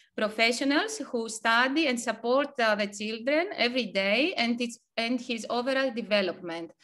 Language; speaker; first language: English; non-native, fluent; Ukrainian